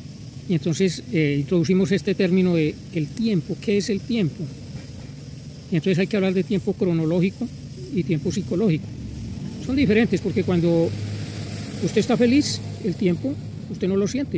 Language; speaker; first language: Spanish; native; Spanish